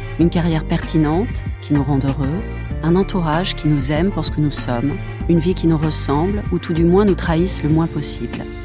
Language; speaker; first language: French; native; French